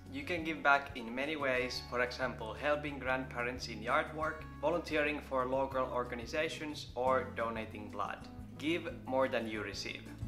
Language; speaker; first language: English; non-native, fluent; Finnish